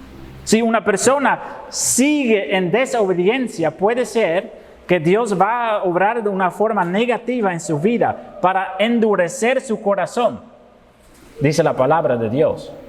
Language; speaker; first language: Spanish; non-native, fluent; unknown